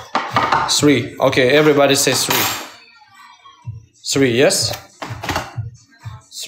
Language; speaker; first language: English; non-native, learner; Russian